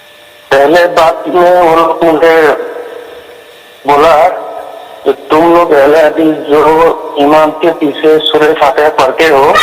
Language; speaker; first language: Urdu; non-native, local second language; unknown